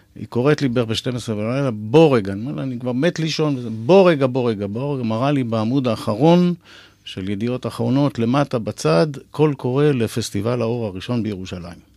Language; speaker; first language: Hebrew; native; Hebrew